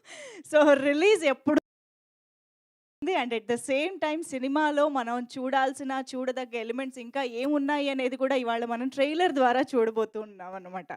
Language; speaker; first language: Telugu; native; Telugu